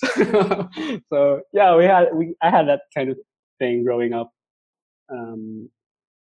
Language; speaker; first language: English; non-native, local second language; Cebuano